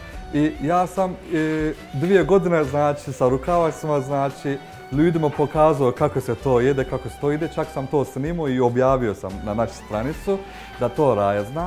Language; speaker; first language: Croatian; non-native, fluent; Turkish